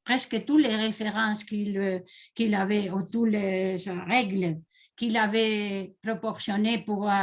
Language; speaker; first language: French; non-native, learner; Spanish